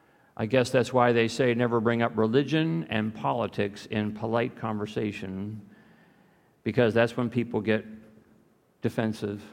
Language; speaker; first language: English; native; English